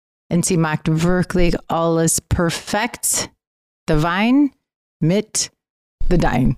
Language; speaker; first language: German; non-native, learner; English